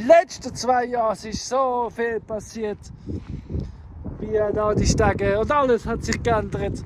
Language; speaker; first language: German; non-native, fluent; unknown